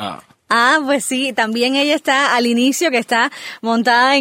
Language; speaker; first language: Spanish; native; Spanish